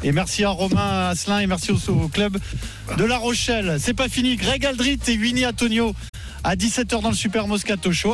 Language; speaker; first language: French; native; French